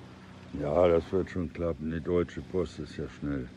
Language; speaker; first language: German; native; German